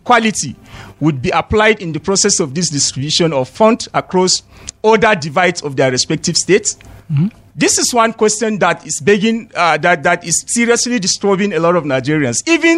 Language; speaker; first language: English; non-native, local second language; Hausa